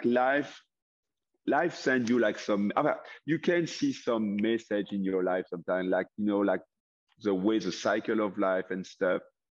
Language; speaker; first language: English; non-native, fluent; French